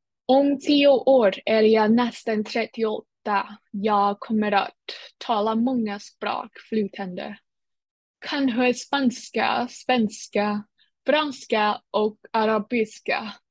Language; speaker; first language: Swedish; non-native, learner; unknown